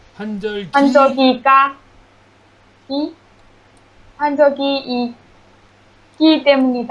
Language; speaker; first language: Korean; non-native, learner; Chinese